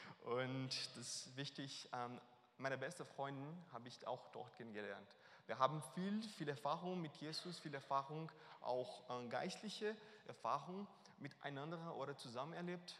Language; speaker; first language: German; non-native, learner; Portuguese